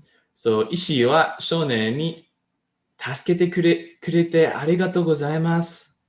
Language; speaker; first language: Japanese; non-native, learner; English